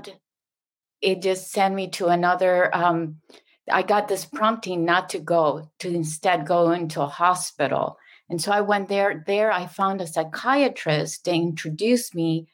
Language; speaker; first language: English; non-native, fluent; Spanish